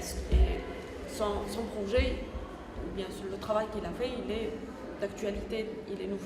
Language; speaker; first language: French; non-native, local second language; Arabic